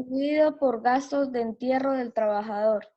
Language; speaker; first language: Spanish; native; Spanish